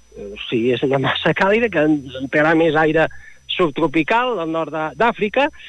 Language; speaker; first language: Catalan; native; Catalan